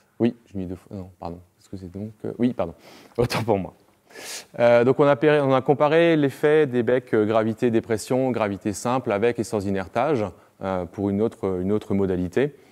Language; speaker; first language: French; native; French